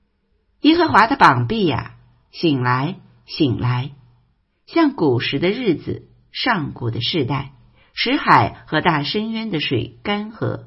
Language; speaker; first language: Chinese; native; Chinese